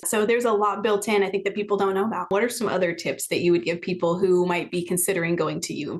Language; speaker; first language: English; native; English